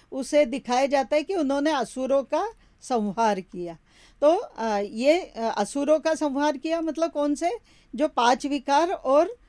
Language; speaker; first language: Hindi; non-native, local second language; Marathi